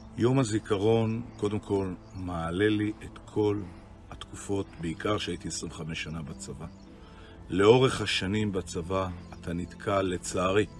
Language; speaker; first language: Hebrew; native; Hebrew